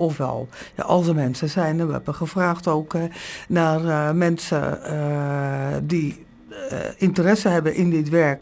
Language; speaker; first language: Dutch; native; Dutch